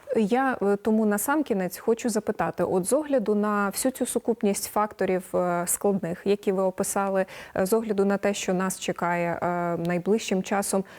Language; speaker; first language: Ukrainian; native; Ukrainian